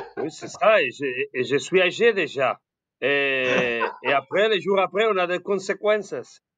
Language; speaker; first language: French; non-native, fluent; Spanish